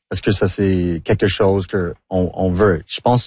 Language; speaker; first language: French; non-native, local second language; English